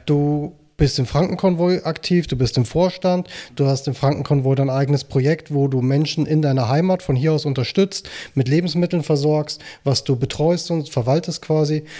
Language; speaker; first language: German; native; German